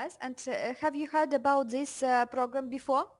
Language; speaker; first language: English; non-native, fluent; Russian